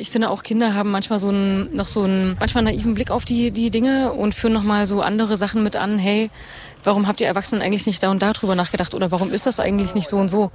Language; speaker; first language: German; native; German